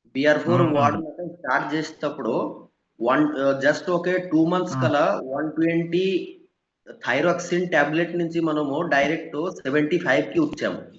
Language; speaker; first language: Telugu; non-native, local second language; Bangla